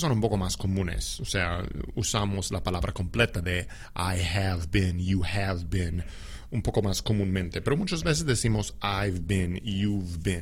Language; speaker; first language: Spanish; non-native, fluent; English